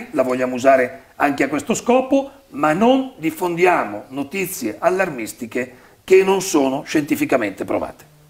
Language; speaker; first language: Italian; native; Italian